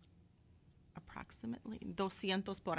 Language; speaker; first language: Spanish; non-native, fluent; English